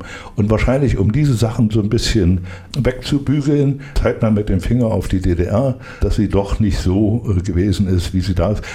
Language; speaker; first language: German; native; German